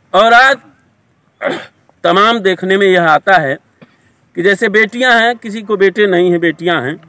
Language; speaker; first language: Hindi; native; Hindi